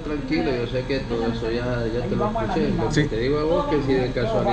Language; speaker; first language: Spanish; native; Spanish